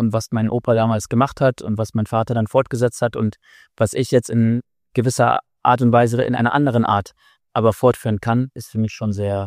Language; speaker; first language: German; native; German